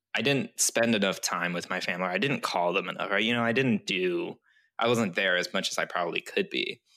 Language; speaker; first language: English; early bilingual, other home language; Chinese